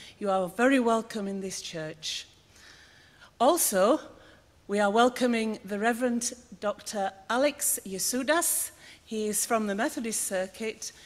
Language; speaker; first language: English; native; English